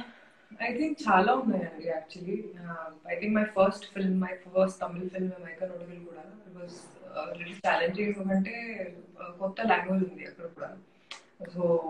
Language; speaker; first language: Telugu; non-native, fluent; Hindi